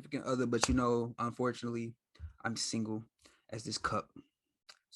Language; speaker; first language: English; native; English